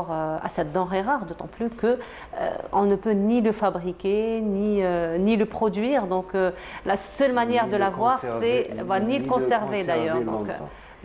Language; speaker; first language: French; native; French